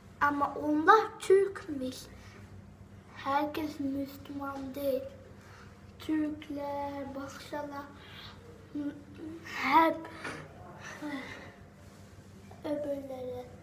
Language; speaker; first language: Turkish; non-native, learner; Dutch